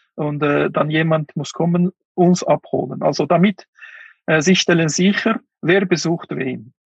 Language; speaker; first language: German; non-native, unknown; Uyghur